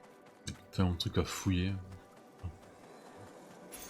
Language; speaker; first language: French; native; French